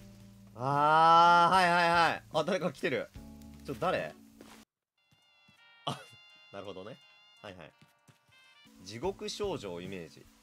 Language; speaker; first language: Japanese; native; Japanese